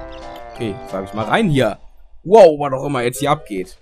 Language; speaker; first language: German; native; German